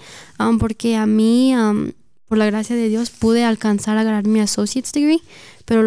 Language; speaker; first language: Spanish; early bilingual, heritage; Spanish